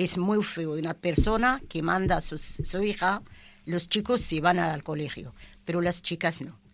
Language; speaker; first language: Spanish; non-native, learner; Arabic